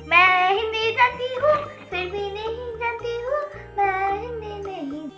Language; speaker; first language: Hindi; non-native, local second language; Bangla